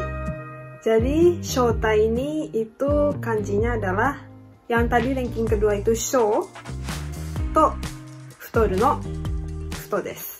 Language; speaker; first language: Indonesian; non-native, fluent; Japanese